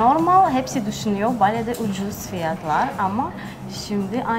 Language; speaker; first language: Turkish; non-native, learner; Russian